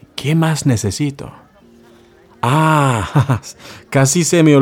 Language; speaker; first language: Spanish; non-native, learner; English